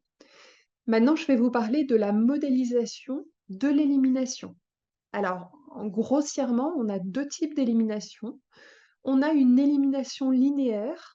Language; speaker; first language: French; native; French